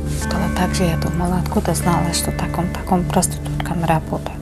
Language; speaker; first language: Russian; non-native, learner; Uzbek